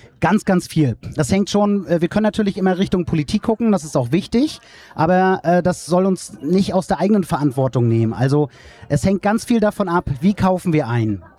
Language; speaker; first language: German; native; German